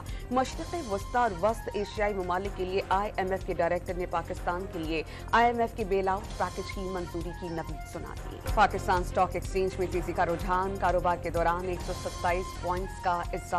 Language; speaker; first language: Urdu; native; Urdu